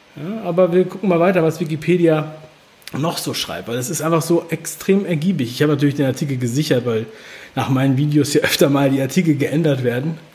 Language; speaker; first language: German; native; German